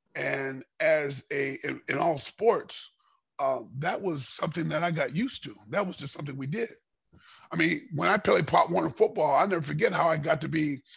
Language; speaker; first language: English; native; English